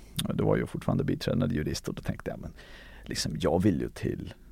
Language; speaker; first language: Swedish; early bilingual, other home language; Armenian